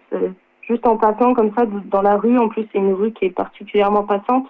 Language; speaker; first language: French; native; French